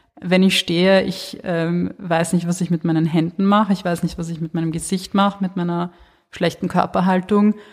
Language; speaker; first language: German; early bilingual, other home language; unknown